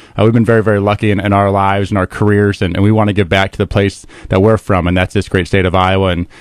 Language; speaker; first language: English; native; English